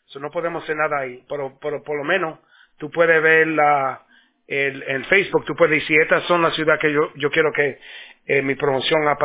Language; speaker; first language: Spanish; early bilingual, heritage; Spanish